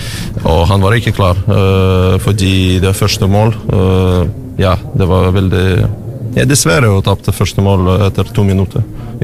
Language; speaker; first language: Norwegian; non-native, learner; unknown